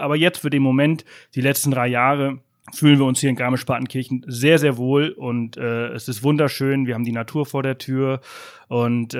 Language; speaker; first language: German; native; German